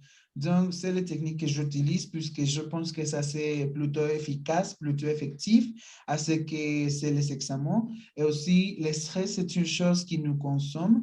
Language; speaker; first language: French; non-native, learner; Spanish